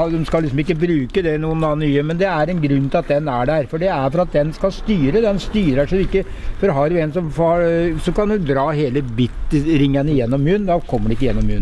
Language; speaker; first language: Norwegian; native; Norwegian